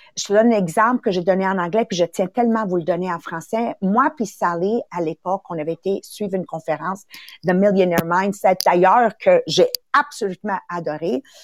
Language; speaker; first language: French; early bilingual, other home language; Italian